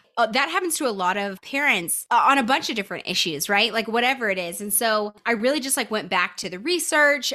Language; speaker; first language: English; native; English